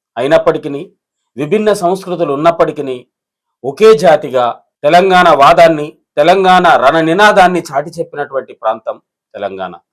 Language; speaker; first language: Telugu; native; Telugu